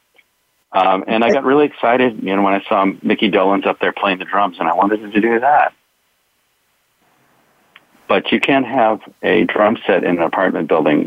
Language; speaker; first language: English; native; English